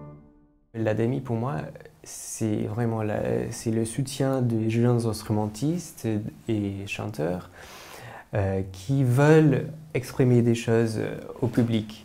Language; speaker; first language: French; non-native, fluent; English